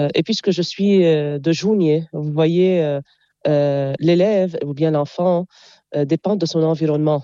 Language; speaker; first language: French; non-native, local second language; Arabic